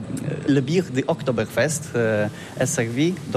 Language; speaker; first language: French; non-native, learner; Polish